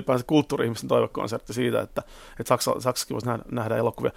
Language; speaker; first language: Finnish; native; Finnish